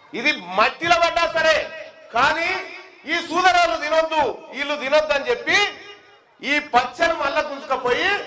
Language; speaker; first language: Telugu; native; Telugu